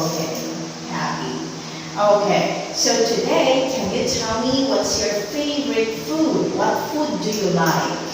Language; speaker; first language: English; non-native, fluent; Vietnamese